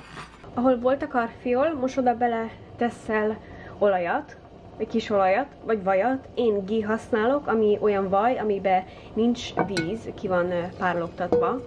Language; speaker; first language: Hungarian; early bilingual, heritage; Hungarian